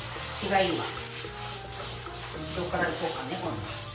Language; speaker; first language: Japanese; native; Japanese